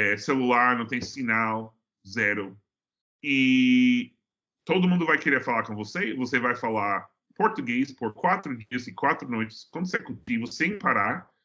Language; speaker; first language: Portuguese; non-native, fluent; English